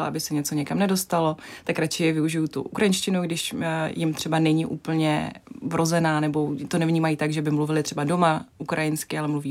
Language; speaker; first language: Czech; non-native, fluent; Russian